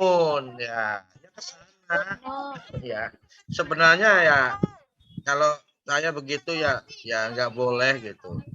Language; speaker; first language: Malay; non-native, local second language; Javanese